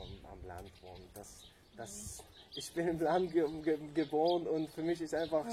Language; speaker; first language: German; non-native, fluent; Tajik